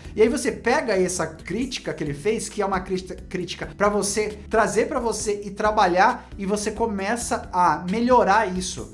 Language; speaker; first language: Portuguese; native; Portuguese